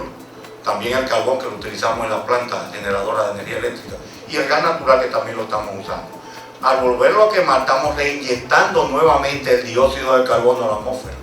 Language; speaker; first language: Spanish; native; Spanish